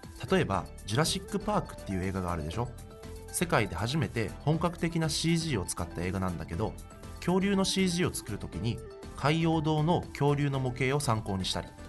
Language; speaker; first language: Japanese; native; Japanese